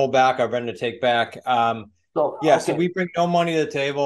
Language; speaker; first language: English; native; English